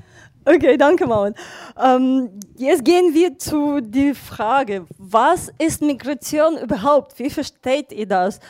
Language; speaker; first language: German; non-native, fluent; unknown